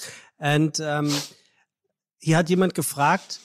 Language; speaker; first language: German; native; German